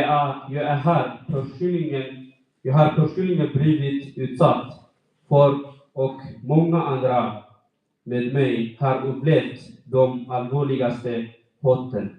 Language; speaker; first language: Swedish; non-native, fluent; Tigrinya